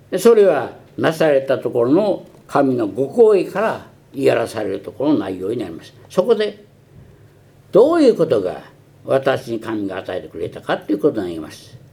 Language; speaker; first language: Japanese; early bilingual, heritage; Japanese